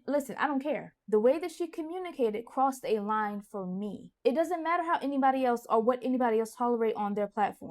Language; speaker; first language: English; native; English